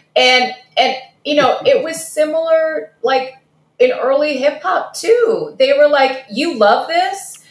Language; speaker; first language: English; early bilingual, other home language; Russian